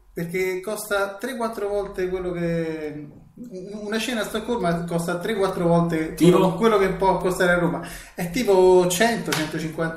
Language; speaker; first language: Italian; native; Italian